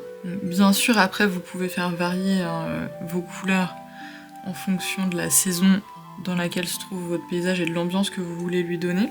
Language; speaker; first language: French; native; French